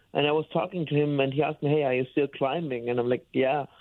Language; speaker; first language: English; non-native, fluent; German